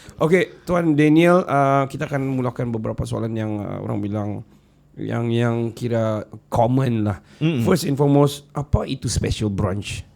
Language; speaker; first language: Malay; native; Malay